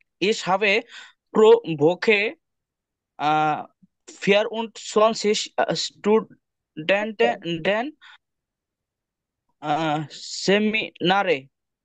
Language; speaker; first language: German; non-native, learner; Bangla